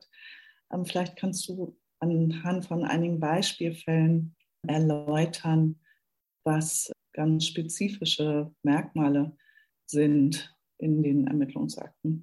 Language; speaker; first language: German; native; German